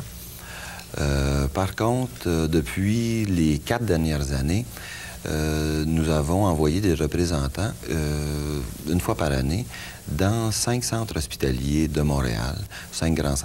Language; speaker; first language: French; native; French